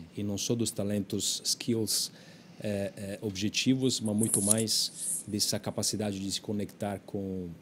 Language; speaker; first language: Portuguese; non-native, fluent; Italian